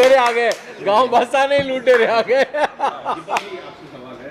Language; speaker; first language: Hindi; native; Hindi